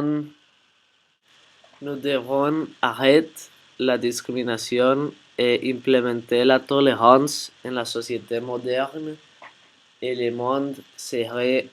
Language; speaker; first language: French; non-native, learner; Spanish